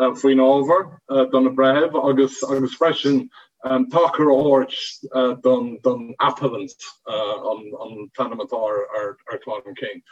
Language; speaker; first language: Irish; non-native, fluent; English